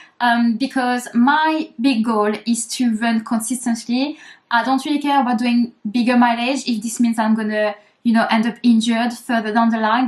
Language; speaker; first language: English; native; English